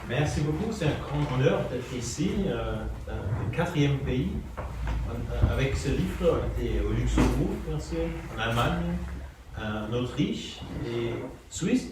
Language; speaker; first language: French; non-native, fluent; German